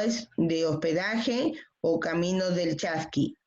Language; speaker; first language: Spanish; native; Spanish